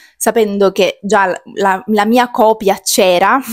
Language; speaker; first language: Italian; native; Italian